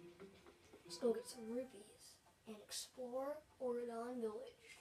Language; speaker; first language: English; native; English